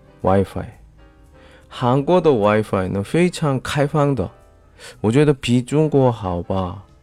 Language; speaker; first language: Chinese; non-native, fluent; Korean